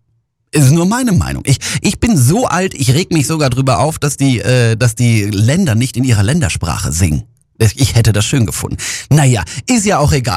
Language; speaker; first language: German; native; German